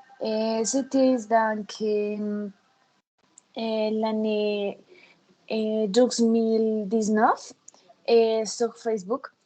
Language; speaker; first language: French; non-native, learner; Spanish